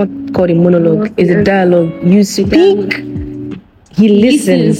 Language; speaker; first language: English; non-native, local second language; Yoruba